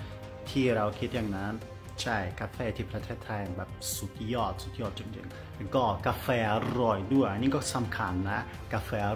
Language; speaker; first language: Thai; non-native, fluent; Russian